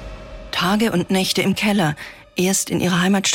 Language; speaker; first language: German; native; German